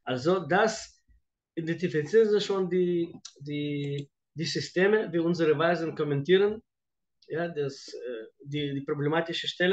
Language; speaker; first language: German; non-native, fluent; Russian